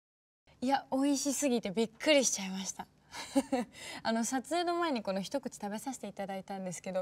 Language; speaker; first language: Japanese; native; Japanese